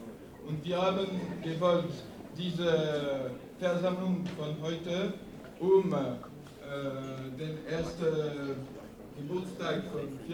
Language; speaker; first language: German; non-native, learner; French